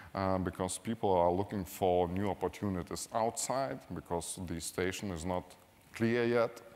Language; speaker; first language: English; non-native, fluent; Lithuanian